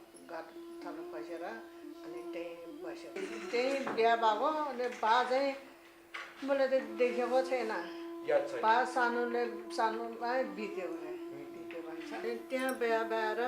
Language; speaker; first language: Nepali; non-native, local second language; Tibetan